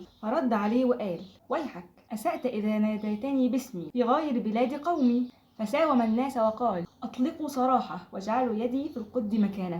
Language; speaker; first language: Arabic; native; Arabic